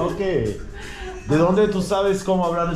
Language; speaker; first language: Spanish; non-native, learner; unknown